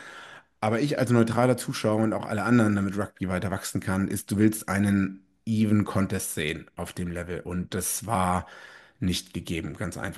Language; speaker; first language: German; native; German